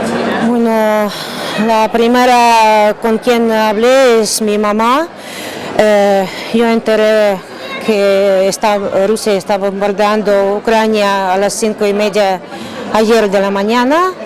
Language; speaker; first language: Spanish; non-native, fluent; Ukrainian